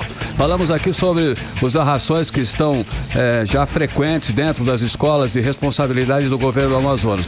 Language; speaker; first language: Portuguese; native; Portuguese